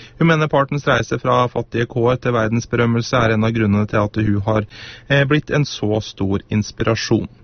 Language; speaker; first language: Norwegian; native; Norwegian